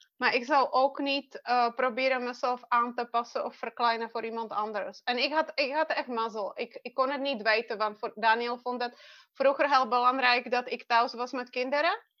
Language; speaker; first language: Dutch; non-native, fluent; Czech